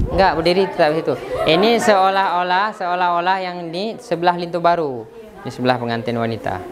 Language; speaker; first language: Malay; non-native, local second language; Achinese